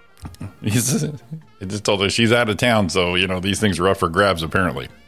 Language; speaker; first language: English; native; English